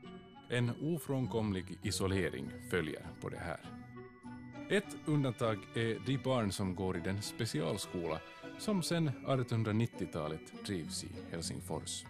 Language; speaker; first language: Swedish; native; Swedish